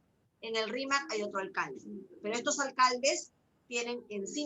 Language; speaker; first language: Spanish; native; Spanish